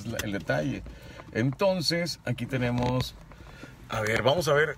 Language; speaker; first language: Spanish; native; Spanish